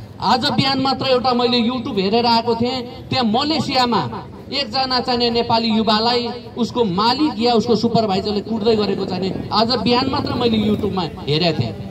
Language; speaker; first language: Nepali; non-native, local second language; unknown